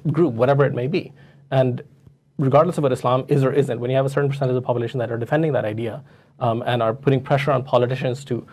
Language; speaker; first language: English; non-native, local second language; Urdu